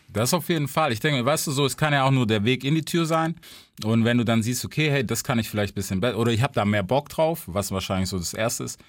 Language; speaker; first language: German; native; German